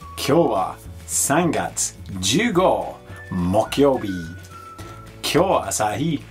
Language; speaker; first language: Japanese; non-native, learner; English